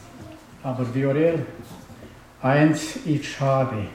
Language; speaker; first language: German; non-native, learner; Romanian